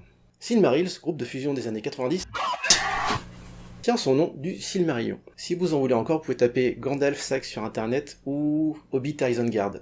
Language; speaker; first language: French; native; French